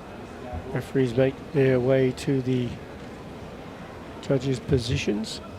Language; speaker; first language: English; native; English